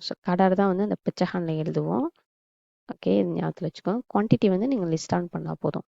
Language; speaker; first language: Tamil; native; Tamil